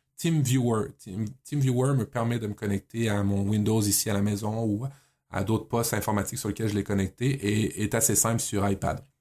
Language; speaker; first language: French; native; French